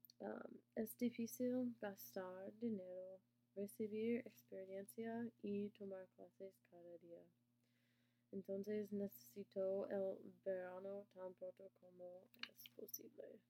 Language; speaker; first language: Spanish; non-native, learner; English